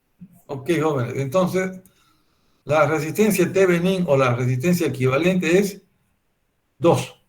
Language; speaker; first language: Spanish; native; Spanish